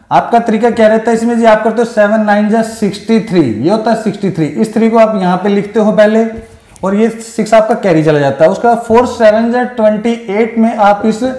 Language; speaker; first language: Hindi; non-native, local second language; Punjabi